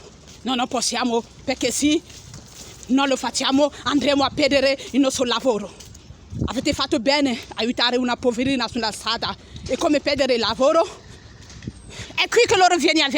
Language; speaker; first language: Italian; non-native, learner; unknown